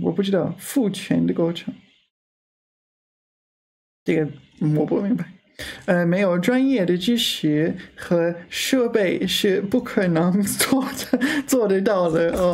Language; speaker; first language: Chinese; non-native, learner; English